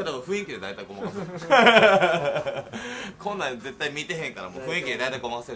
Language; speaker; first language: Japanese; native; Japanese